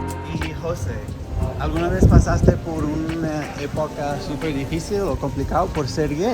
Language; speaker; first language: Spanish; non-native, fluent; English